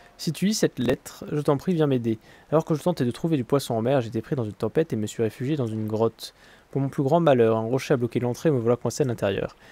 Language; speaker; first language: French; native; French